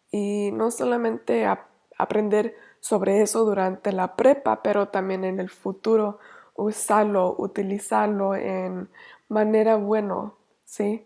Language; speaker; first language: Spanish; non-native, learner; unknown